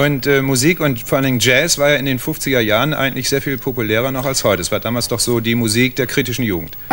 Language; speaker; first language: German; native; German